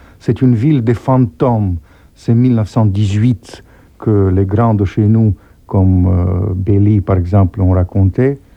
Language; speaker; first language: French; non-native, fluent; Russian